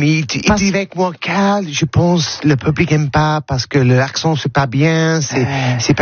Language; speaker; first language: French; non-native, learner; English